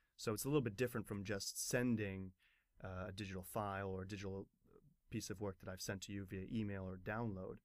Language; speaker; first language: English; native; English